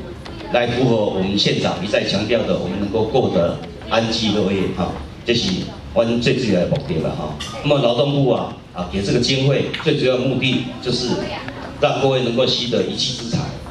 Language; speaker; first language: Chinese; native; Chinese